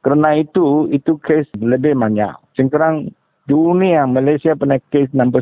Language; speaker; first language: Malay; non-native, local second language; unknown